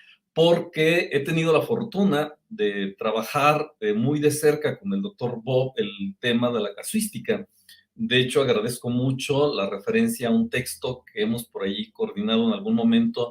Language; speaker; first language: Spanish; native; Spanish